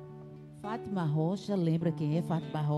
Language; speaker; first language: Portuguese; native; Portuguese